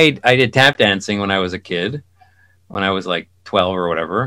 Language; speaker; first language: English; native; English